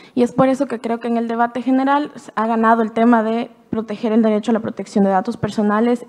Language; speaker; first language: Spanish; native; Spanish